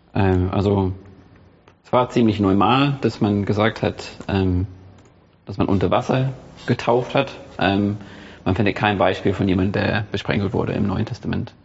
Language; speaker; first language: German; non-native, fluent; English